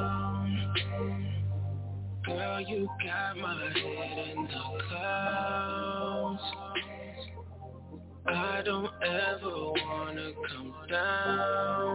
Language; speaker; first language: English; native; English